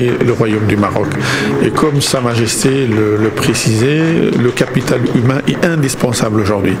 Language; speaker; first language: French; non-native, local second language; Arabic